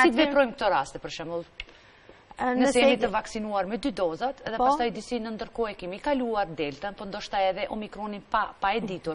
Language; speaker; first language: Albanian; native; Albanian